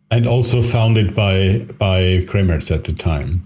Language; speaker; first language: English; non-native, fluent; German